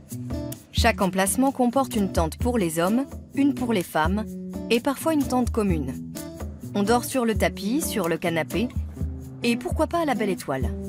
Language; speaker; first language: French; native; French